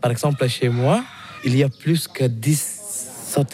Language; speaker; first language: French; non-native, learner; Balinese